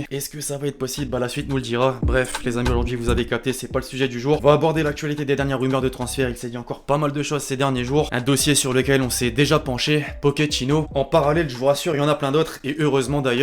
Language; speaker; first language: French; native; French